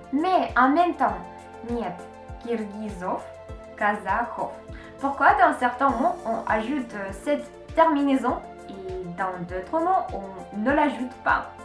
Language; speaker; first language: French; non-native, learner; Russian